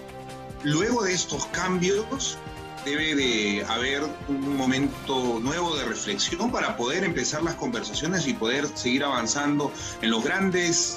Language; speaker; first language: Spanish; native; Spanish